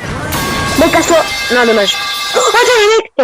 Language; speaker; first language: French; native; French